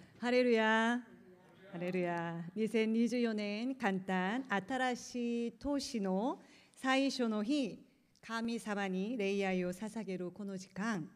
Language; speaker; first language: Japanese; non-native, learner; Korean